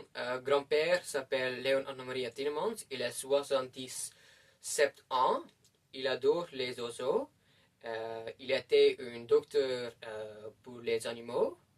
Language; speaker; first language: French; non-native, learner; Dutch